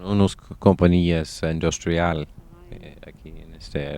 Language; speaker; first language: Spanish; non-native, fluent; English